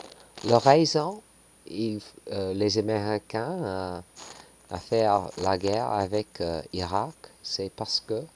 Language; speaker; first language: French; non-native, learner; English